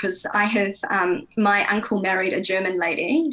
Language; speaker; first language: English; native; English